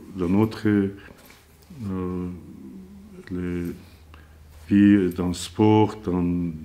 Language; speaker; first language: French; non-native, learner; Azerbaijani